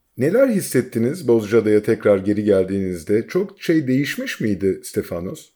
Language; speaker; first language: Turkish; native; Turkish